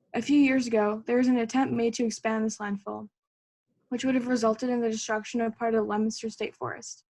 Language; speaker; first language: English; native; English